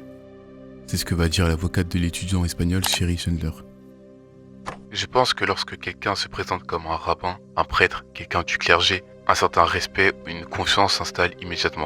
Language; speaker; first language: French; native; French